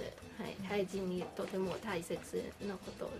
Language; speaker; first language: Japanese; non-native, learner; Thai